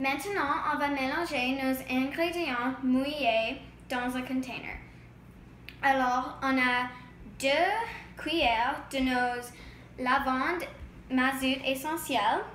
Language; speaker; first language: French; non-native, learner; English